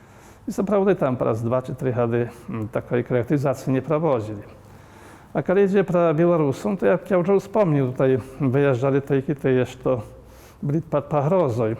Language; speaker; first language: Polish; non-native, local second language; Belarusian